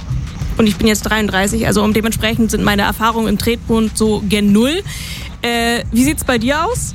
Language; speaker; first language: German; native; German